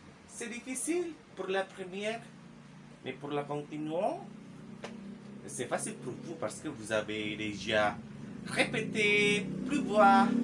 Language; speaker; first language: French; non-native, learner; Indonesian